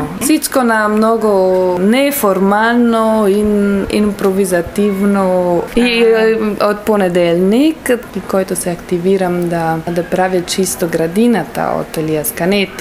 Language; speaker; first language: Bulgarian; non-native, learner; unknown